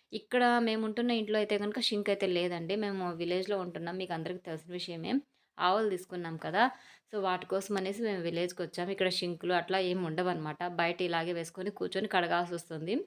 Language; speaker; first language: Telugu; native; Telugu